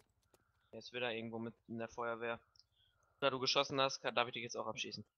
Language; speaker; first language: German; native; German